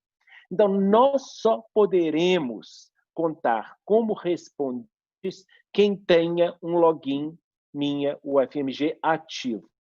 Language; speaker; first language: Portuguese; native; Portuguese